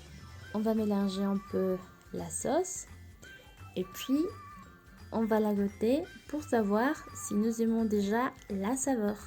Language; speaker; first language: French; non-native, fluent; Spanish